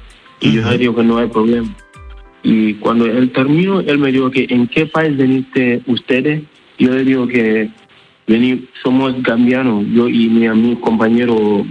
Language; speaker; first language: Spanish; non-native, learner; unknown